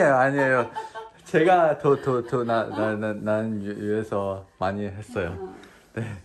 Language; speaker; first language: Korean; non-native, learner; Chinese